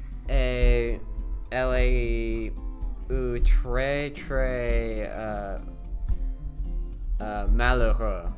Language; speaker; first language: French; non-native, learner; English